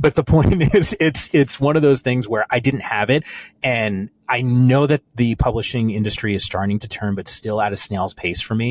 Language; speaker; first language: English; native; English